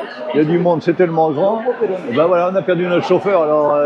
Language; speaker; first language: French; native; French